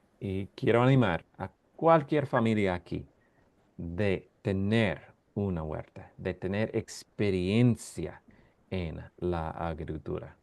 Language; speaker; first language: Spanish; non-native, fluent; English